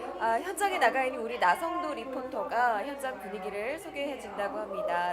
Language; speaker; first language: Korean; native; Korean